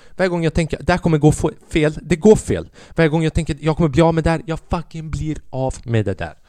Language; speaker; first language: Swedish; early bilingual, other home language; Albanian